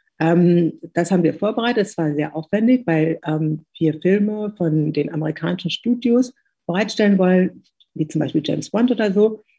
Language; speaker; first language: German; early bilingual, other home language; Tigrinya